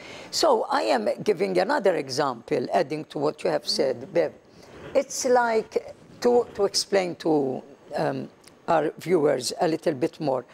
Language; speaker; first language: English; non-native, local second language; Maltese